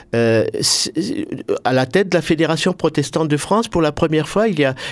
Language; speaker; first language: French; native; French